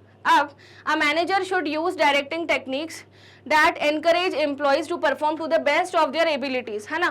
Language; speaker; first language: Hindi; native; Hindi